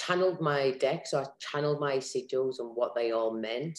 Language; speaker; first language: English; native; English